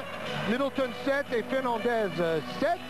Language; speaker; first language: French; native; French